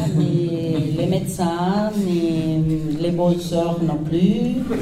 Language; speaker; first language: French; non-native, fluent; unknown